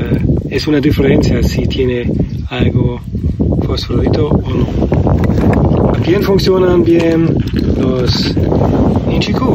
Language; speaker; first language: Spanish; non-native, learner; German